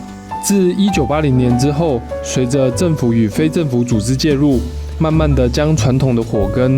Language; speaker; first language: Chinese; native; Chinese